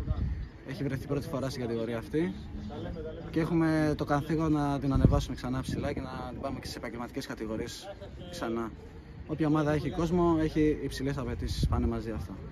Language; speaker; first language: Greek; non-native, local second language; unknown